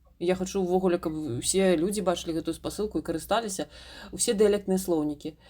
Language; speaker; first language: Belarusian; non-native, local second language; Russian